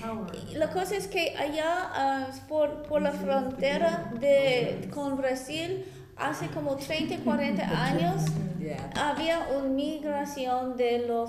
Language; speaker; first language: Spanish; non-native, fluent; English